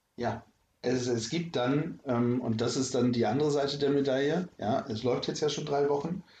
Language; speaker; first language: German; native; German